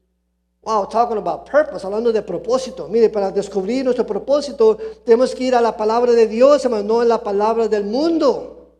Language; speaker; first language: Spanish; early bilingual, heritage; Spanish